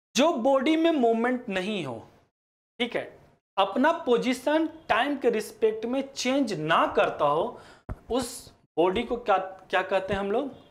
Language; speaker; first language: Hindi; native; Hindi